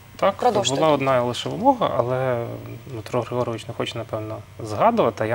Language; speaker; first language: Ukrainian; native; Ukrainian